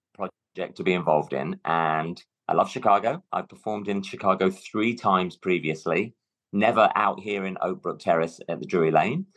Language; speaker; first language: English; native; English